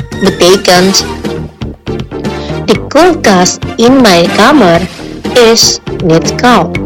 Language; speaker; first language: Dutch; non-native, learner; Indonesian